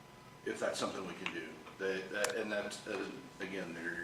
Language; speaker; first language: English; native; English